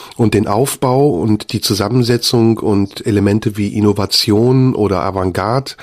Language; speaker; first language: German; native; German